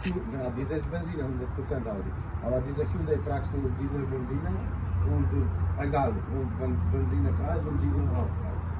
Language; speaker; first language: German; non-native, learner; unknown